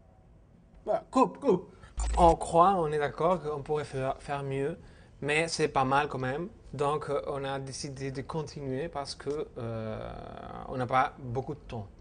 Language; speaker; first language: French; non-native, fluent; Spanish